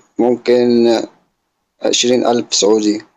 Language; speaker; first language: Arabic; non-native, learner; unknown